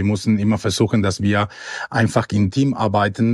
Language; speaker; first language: German; non-native, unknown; Spanish